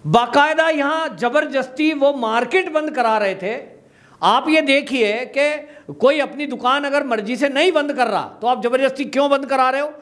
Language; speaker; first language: Hindi; native; Hindi